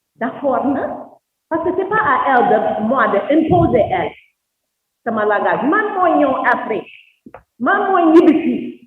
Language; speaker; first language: French; non-native, local second language; Wolof